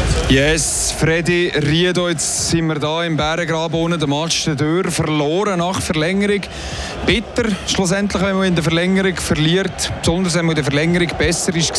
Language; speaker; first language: German; native; German